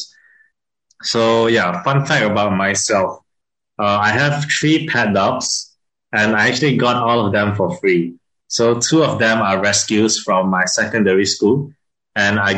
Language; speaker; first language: English; non-native, local second language; Chinese